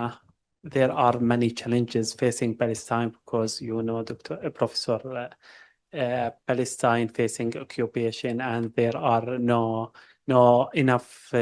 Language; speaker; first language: English; non-native, learner; Arabic